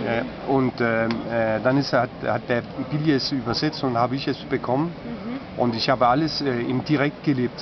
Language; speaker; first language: German; non-native, fluent; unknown